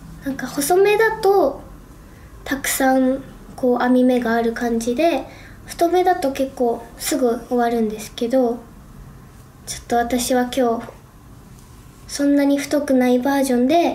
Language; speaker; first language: Japanese; native; Japanese